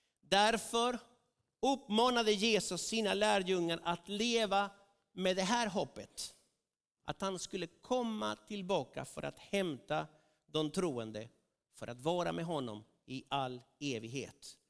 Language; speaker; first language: Swedish; non-native, fluent; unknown